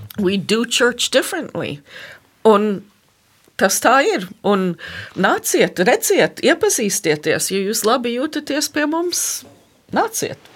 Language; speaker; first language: Latvian; early bilingual, heritage; Latvian